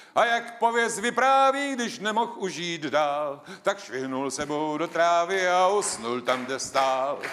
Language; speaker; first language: Czech; native; Czech